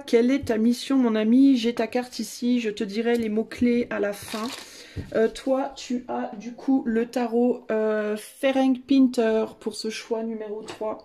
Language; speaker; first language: French; native; French